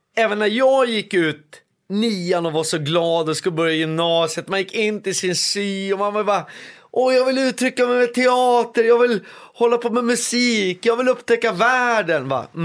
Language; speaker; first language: Swedish; native; Swedish